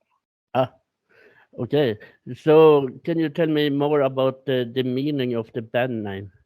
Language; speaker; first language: English; non-native, learner; Swedish